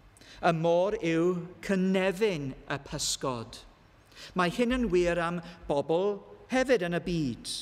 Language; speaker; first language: Welsh; non-native, learner; English